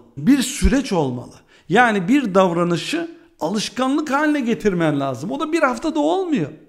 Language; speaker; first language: Turkish; early bilingual, heritage; Turkish